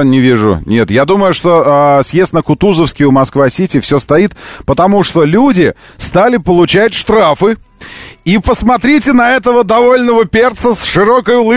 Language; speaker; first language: Russian; native; Russian